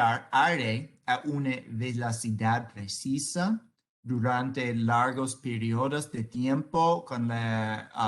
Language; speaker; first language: Spanish; non-native, learner; English